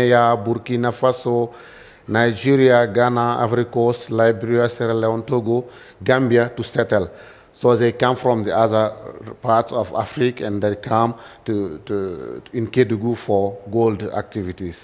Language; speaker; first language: English; non-native, learner; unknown